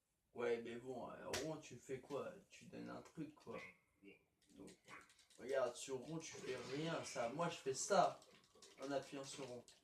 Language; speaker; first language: French; native; French